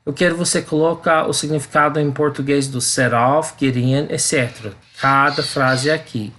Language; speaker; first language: Portuguese; non-native, learner; English